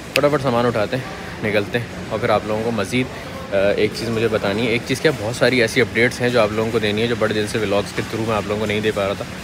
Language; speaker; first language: Hindi; native; Hindi